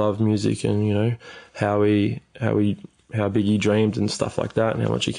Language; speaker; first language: English; native; English